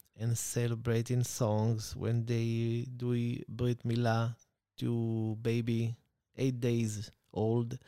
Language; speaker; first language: English; non-native, learner; Hebrew